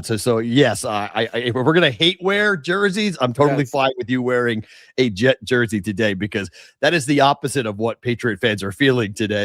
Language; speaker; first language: English; native; English